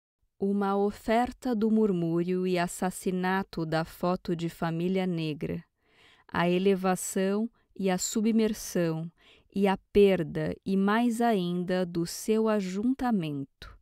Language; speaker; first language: Portuguese; native; Portuguese